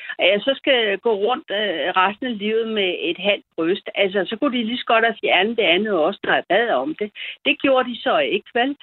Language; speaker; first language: Danish; early bilingual, other home language; German